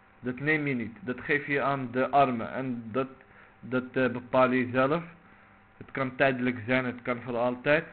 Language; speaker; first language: Dutch; non-native, local second language; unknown